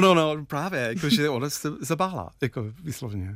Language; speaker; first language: Czech; non-native, fluent; English